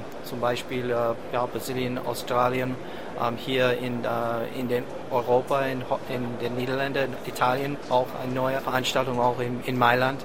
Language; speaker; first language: German; non-native, fluent; English